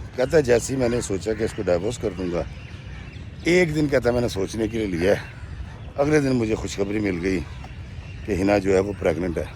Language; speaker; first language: Urdu; non-native, local second language; Punjabi